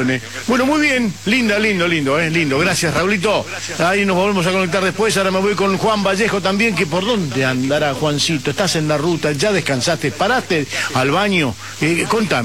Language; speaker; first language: Spanish; native; Spanish